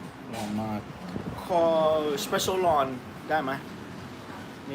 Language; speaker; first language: Thai; non-native, learner; English